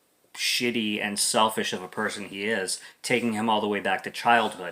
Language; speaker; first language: English; native; English